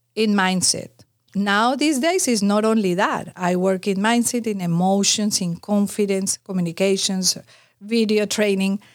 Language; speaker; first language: English; non-native, fluent; Spanish